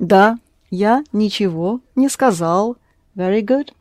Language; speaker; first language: Russian; non-native, fluent; English